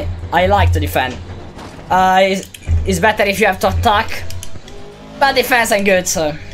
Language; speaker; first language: English; non-native, fluent; Italian